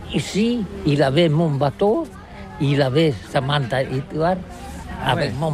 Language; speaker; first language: French; non-native, learner; Catalan